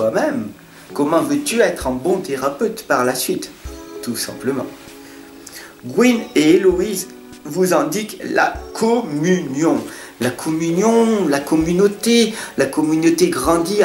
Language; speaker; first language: French; native; French